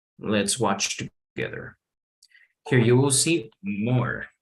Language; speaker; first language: English; non-native, fluent; Spanish